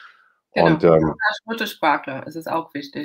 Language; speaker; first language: German; non-native, fluent; English